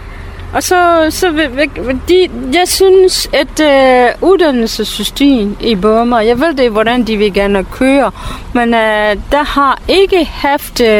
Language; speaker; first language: Danish; non-native, fluent; Burmese